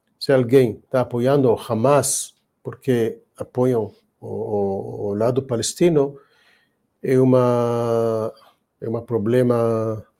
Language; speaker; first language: Portuguese; non-native, learner; Hebrew